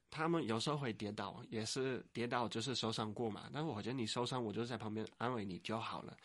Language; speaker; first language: Chinese; non-native, fluent; Dutch